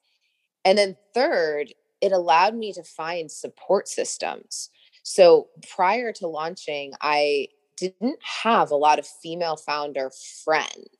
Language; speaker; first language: English; native; English